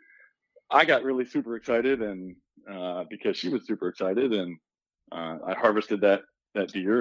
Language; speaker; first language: English; native; English